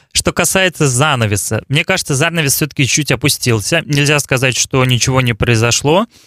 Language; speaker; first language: Russian; native; Russian